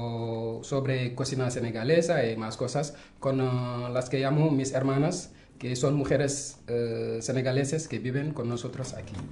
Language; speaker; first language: Spanish; non-native, fluent; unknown